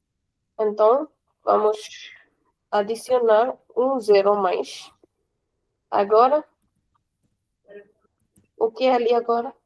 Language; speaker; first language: Portuguese; non-native, fluent; Hindi